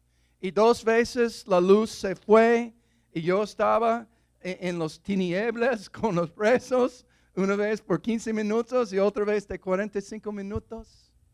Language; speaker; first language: Spanish; non-native, fluent; English